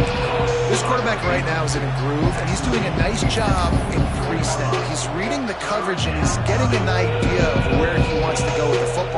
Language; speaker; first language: English; native; English